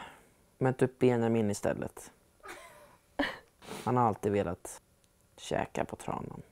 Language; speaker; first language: Swedish; native; Swedish